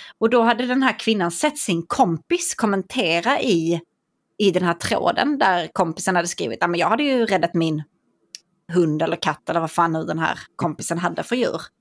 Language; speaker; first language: Swedish; native; Swedish